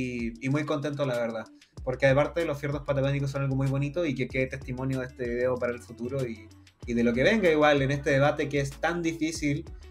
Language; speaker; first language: Spanish; native; Spanish